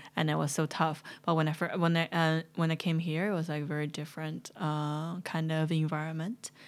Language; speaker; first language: English; non-native, fluent; Chinese